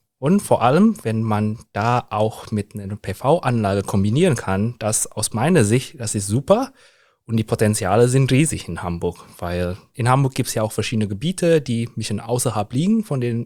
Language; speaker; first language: German; non-native, fluent; Indonesian